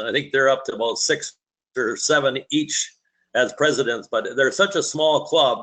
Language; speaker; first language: English; native; English